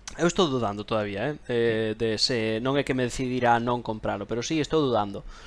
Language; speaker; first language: Galician; non-native, local second language; Spanish